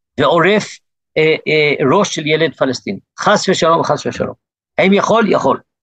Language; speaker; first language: Hebrew; early bilingual, other home language; English